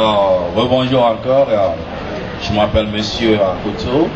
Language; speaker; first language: French; non-native, fluent; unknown